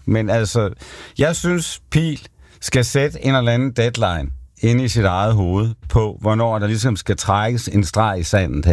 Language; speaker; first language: Danish; native; Danish